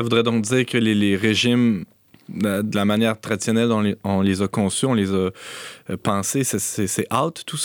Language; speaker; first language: French; native; French